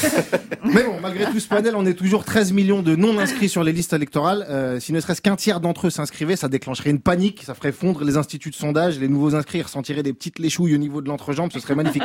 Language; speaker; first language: French; native; French